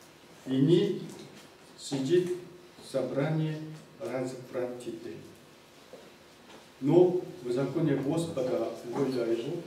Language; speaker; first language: Russian; non-native, fluent; Korean